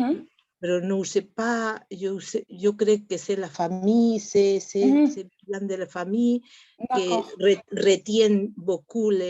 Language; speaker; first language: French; non-native, learner; Catalan